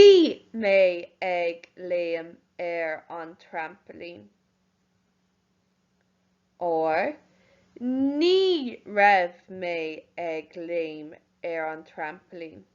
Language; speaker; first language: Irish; non-native, local second language; English